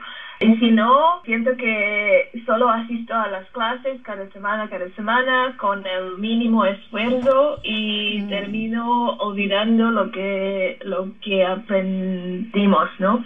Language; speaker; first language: Spanish; non-native, fluent; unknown